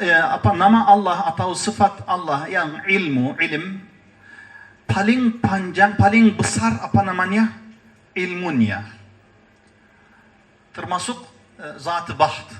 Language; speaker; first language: Indonesian; non-native, learner; Turkish